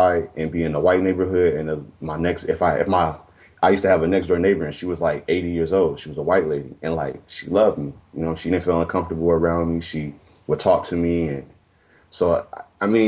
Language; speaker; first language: English; native; English